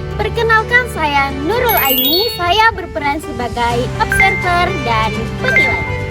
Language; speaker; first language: Indonesian; native; Indonesian